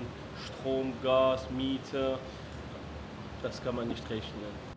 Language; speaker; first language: German; non-native, learner; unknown